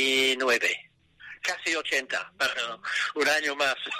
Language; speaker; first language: Spanish; non-native, learner; English